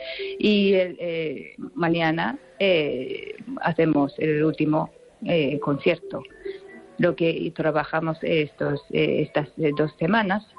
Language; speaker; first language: Spanish; non-native, fluent; Japanese